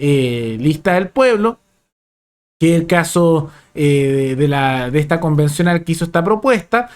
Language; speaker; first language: Spanish; native; Spanish